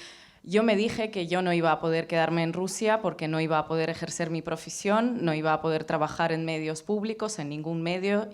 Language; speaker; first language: Spanish; non-native, fluent; Russian